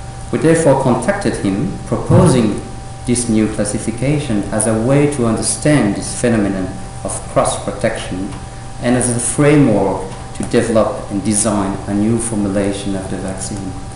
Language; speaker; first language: English; non-native, fluent; French